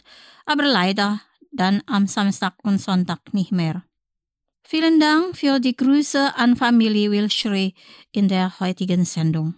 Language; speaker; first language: German; non-native, fluent; Indonesian